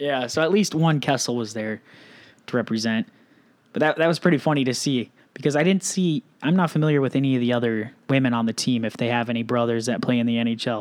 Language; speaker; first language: English; native; English